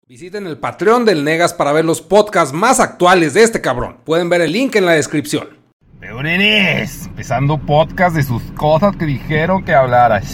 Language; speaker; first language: Spanish; native; Spanish